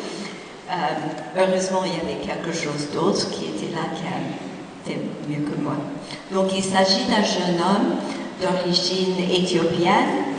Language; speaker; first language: French; non-native, fluent; English